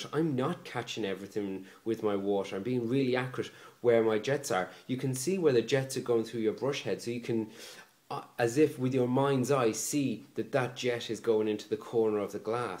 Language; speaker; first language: English; native; English